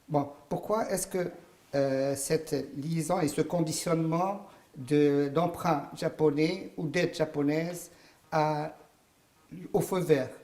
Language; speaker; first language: French; non-native, local second language; Arabic